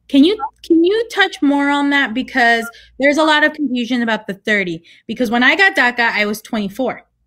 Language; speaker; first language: English; early bilingual, other home language; Spanish